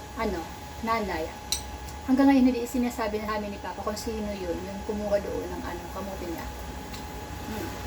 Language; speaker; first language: Filipino; non-native, local second language; Bikol